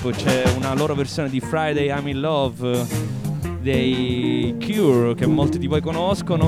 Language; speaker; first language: Italian; native; Italian